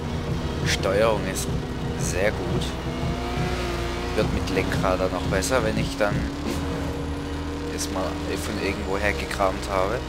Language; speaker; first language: German; native; German